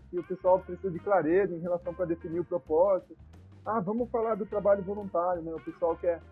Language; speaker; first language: Portuguese; native; Portuguese